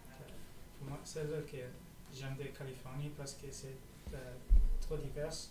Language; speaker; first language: French; non-native, learner; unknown